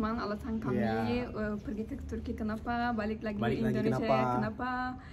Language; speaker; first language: Indonesian; non-native, learner; Turkish